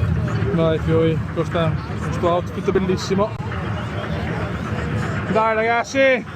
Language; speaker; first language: Italian; native; Italian